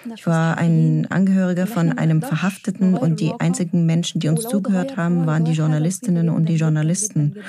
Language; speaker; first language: German; non-native, fluent; Arabic